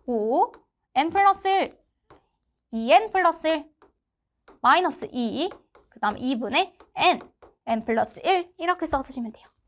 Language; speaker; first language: Korean; native; Korean